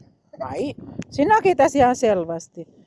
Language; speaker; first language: Finnish; non-native, learner; Bikol